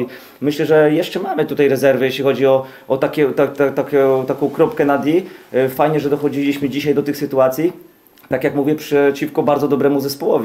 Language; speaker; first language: Polish; native; Polish